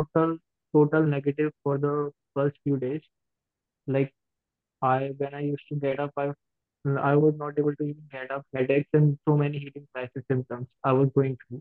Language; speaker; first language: English; non-native, local second language; Hindi